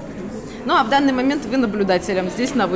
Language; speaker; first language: Russian; native; Russian